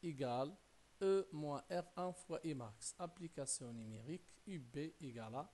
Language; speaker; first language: French; non-native, local second language; Arabic